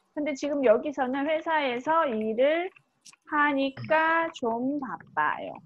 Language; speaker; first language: Korean; native; Korean